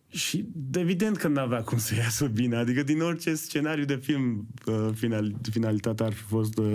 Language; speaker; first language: Romanian; early bilingual, other home language; Persian